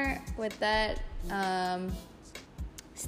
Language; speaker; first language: English; non-native, fluent; Indonesian